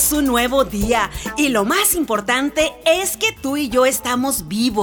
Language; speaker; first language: Spanish; native; Spanish